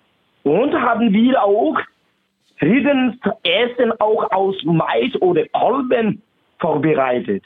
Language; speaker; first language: German; non-native, fluent; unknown